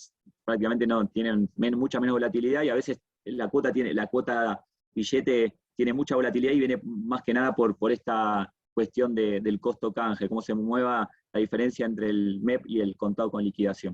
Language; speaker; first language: Spanish; native; Spanish